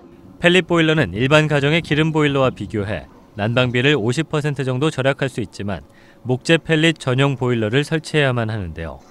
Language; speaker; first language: Korean; native; Korean